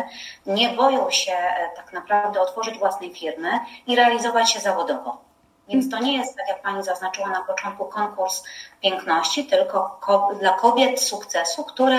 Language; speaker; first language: Polish; native; Polish